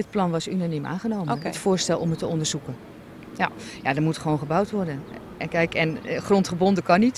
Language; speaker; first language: Dutch; native; Dutch